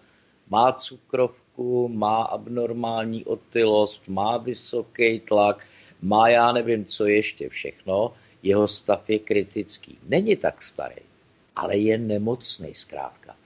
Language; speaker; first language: Czech; native; Czech